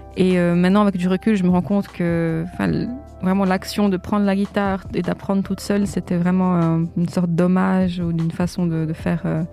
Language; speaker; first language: French; early bilingual, other home language; Portuguese